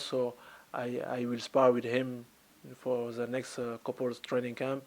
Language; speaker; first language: English; non-native, learner; French